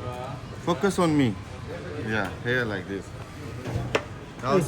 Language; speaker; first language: English; non-native, learner; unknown